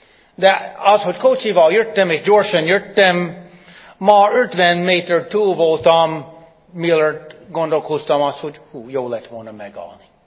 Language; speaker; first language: Hungarian; non-native, fluent; English